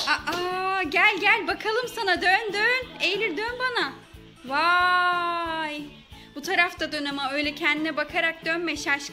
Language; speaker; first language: Turkish; native; Turkish